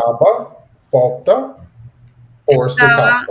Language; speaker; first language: Spanish; non-native, learner; English